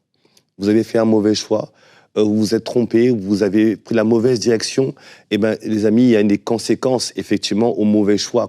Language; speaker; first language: French; native; French